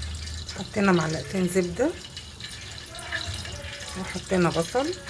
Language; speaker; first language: Arabic; native; Arabic